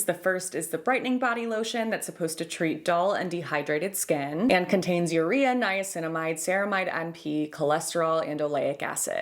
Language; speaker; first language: English; native; English